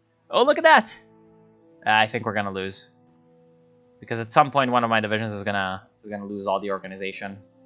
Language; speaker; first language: English; native; English